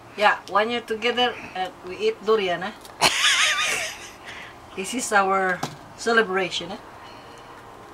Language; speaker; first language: English; non-native, learner; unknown